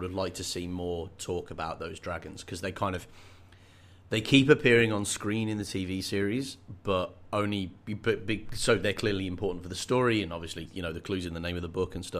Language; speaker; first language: English; native; English